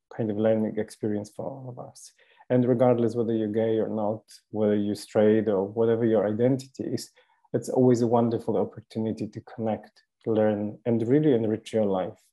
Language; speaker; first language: English; non-native, fluent; Polish